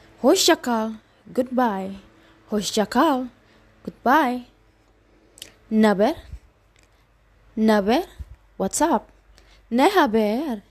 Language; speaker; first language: Turkish; non-native, learner; Indonesian